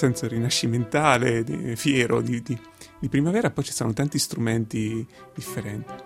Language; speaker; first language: Italian; native; Italian